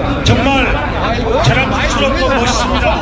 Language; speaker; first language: Korean; native; Korean